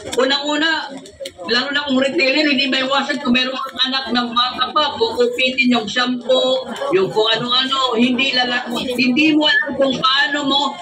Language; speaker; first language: Filipino; non-native, local second language; Waray